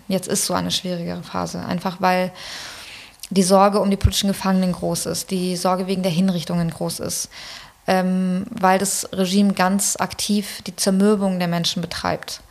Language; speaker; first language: German; early bilingual, other home language; Persian